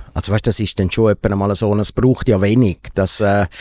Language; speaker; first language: German; native; German